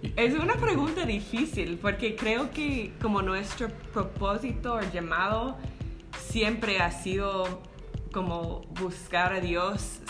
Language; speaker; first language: Spanish; non-native, fluent; English